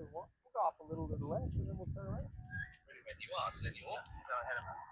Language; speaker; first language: English; native; English